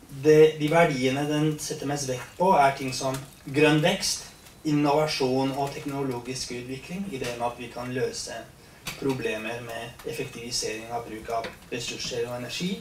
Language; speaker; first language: Norwegian; non-native, fluent; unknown